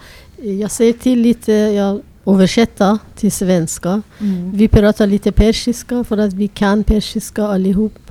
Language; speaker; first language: Swedish; non-native, fluent; Persian